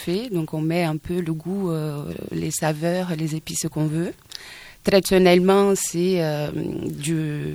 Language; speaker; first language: French; non-native, fluent; Portuguese